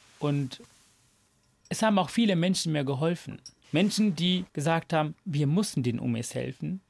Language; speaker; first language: German; non-native, fluent; Tamil